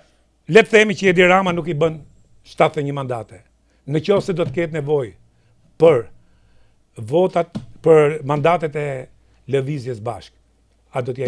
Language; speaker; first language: Albanian; native; Albanian